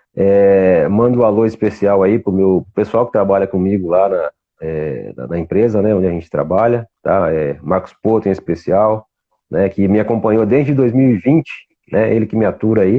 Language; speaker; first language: Portuguese; native; Portuguese